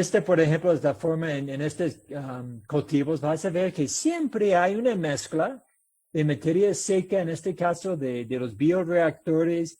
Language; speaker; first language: Spanish; non-native, fluent; English